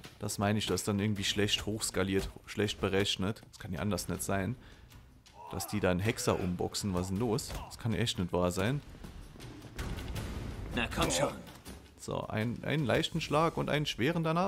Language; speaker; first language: German; native; German